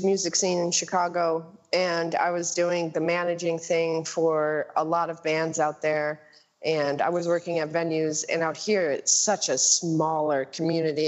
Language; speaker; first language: English; native; English